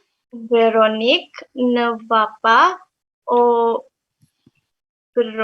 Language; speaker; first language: French; non-native, learner; Indonesian